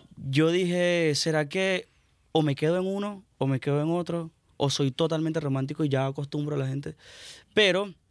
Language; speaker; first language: Spanish; native; Spanish